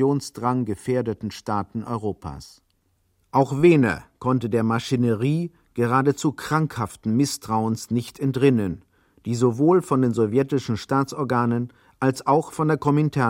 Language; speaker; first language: German; native; German